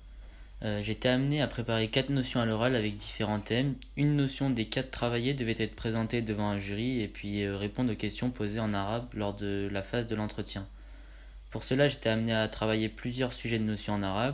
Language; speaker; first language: French; native; French